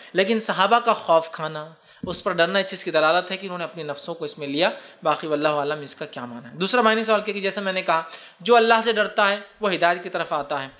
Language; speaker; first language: Urdu; native; Urdu